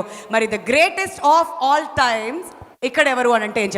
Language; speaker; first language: Telugu; native; Telugu